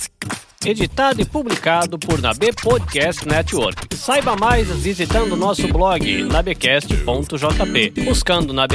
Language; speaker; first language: Portuguese; native; Portuguese